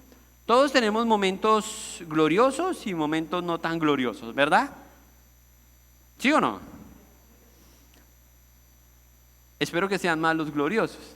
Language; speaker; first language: Spanish; native; Spanish